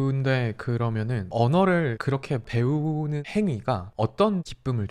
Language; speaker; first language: Korean; native; Korean